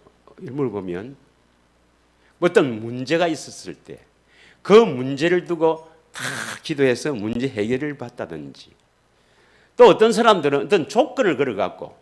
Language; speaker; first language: Korean; native; Korean